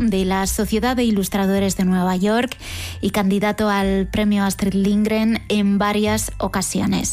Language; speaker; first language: Spanish; native; Spanish